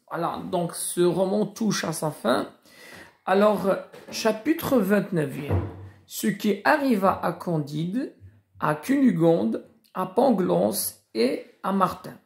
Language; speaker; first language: French; non-native, local second language; Arabic